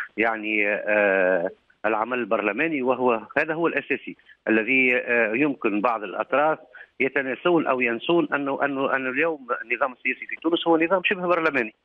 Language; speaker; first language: Arabic; native; Arabic